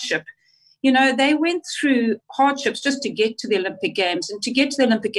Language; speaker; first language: English; native; English